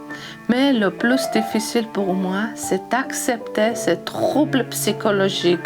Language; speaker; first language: French; non-native, learner; Georgian